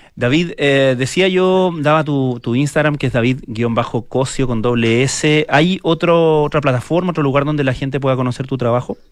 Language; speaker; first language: Spanish; native; Spanish